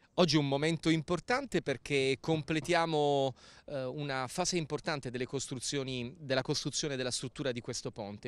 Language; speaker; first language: Italian; native; Italian